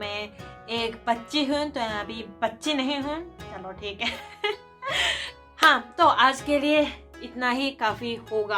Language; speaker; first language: Hindi; non-native, fluent; Japanese